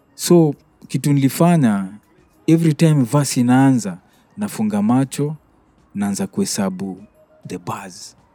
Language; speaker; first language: Swahili; native; Swahili